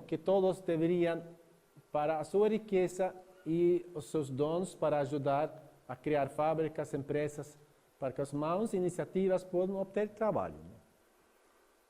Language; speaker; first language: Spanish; non-native, learner; Norwegian